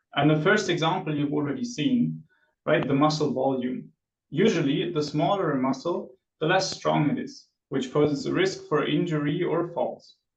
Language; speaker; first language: English; non-native, fluent; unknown